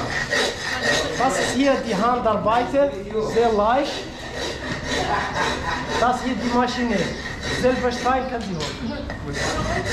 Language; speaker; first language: German; non-native, learner; Arabic